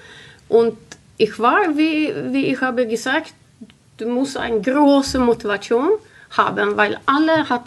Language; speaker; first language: German; non-native, learner; Swedish